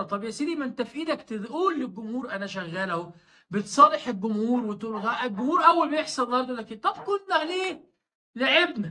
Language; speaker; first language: Arabic; native; Arabic